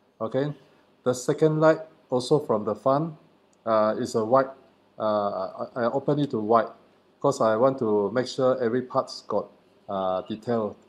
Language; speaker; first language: English; non-native, learner; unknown